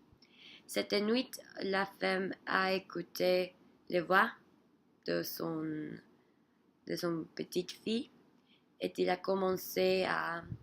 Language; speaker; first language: French; non-native, learner; Spanish